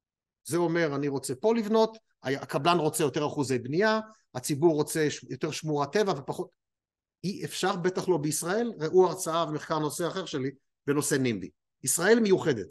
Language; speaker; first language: Hebrew; native; Hebrew